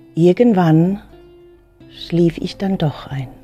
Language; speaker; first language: German; early bilingual, other home language; Filipino